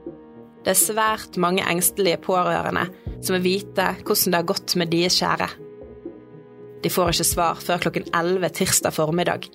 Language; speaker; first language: Norwegian; native; Norwegian